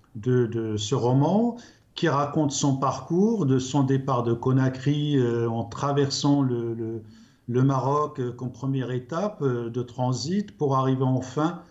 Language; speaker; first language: French; non-native, local second language; Arabic